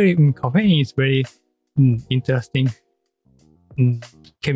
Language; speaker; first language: English; non-native, learner; Japanese